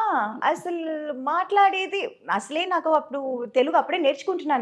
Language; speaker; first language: Telugu; non-native, fluent; Tamil